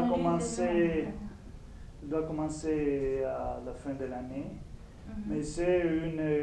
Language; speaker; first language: French; non-native, fluent; Italian